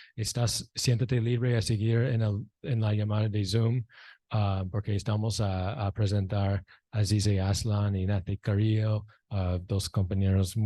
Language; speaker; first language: Spanish; non-native, fluent; English